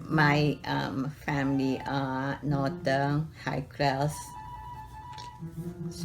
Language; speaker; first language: English; non-native, learner; Japanese